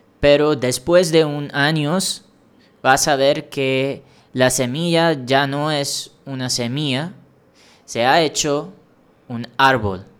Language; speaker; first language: Spanish; non-native, fluent; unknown